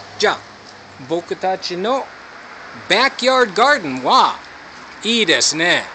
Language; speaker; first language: Japanese; non-native, learner; English